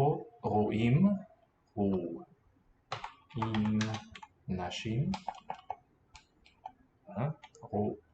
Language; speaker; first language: Hebrew; non-native, learner; English